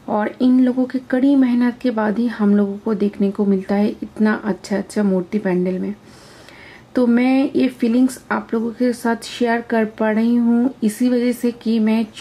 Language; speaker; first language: Hindi; non-native, local second language; Bangla